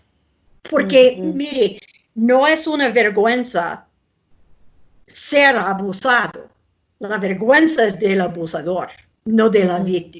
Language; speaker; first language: Spanish; non-native, fluent; English